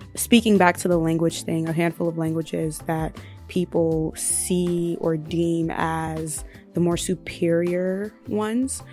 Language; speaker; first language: English; early bilingual, other home language; Yoruba